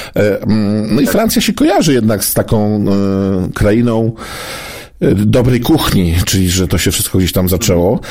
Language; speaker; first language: Polish; native; Polish